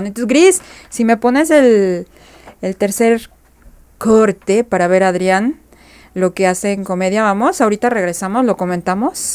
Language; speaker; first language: Spanish; native; Spanish